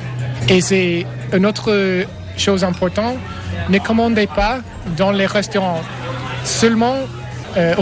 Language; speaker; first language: French; non-native, learner; English